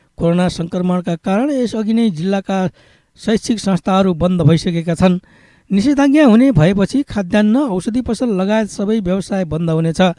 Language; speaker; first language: Nepali; native; Nepali